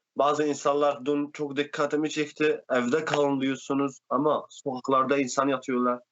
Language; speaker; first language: Turkish; non-native, fluent; Arabic